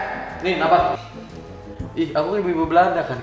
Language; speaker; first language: Indonesian; native; Indonesian